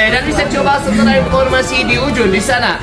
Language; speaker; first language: Indonesian; non-native, fluent; Turkish